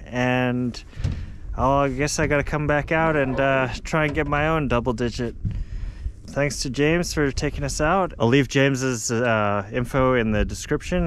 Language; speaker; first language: English; native; English